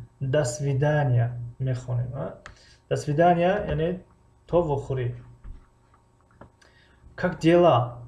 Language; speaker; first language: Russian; non-native, fluent; Tajik